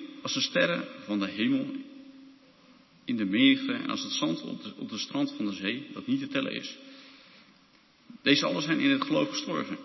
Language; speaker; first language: Dutch; native; Dutch